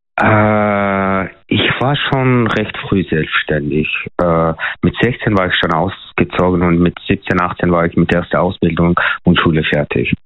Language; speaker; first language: German; non-native, fluent; Mongolian